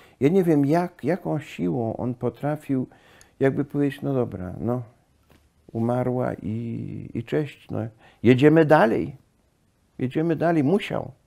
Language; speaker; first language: Polish; early bilingual, heritage; Polish